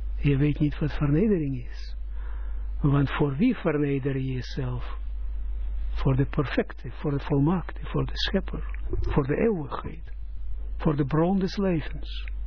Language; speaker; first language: Dutch; non-native, fluent; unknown